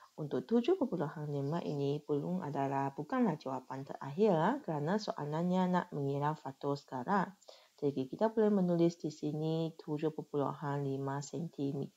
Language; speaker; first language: Malay; non-native, local second language; Chinese